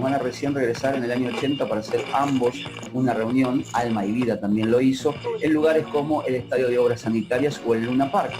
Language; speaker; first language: Spanish; native; Spanish